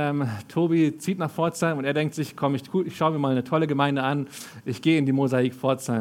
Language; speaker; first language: German; native; German